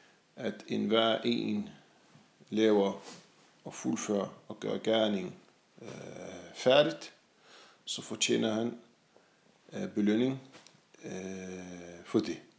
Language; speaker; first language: Danish; non-native, fluent; Arabic